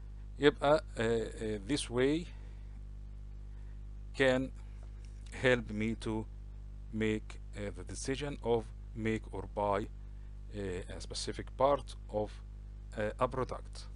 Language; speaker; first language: English; non-native, local second language; Arabic